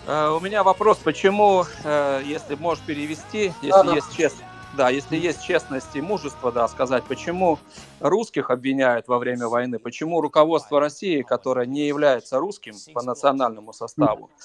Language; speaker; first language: Russian; native; Russian